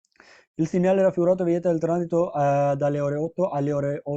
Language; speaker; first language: Italian; non-native, fluent; Urdu